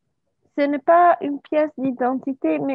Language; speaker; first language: French; non-native, learner; Arabic